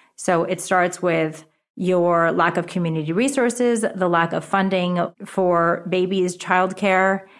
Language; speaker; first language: English; early bilingual, other home language; Japanese